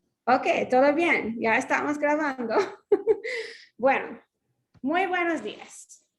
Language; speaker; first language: Spanish; non-native, fluent; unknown